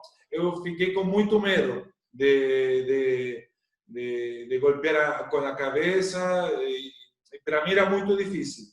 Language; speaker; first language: Portuguese; non-native, learner; Spanish